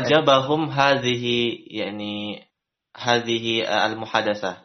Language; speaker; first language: Arabic; non-native, fluent; Indonesian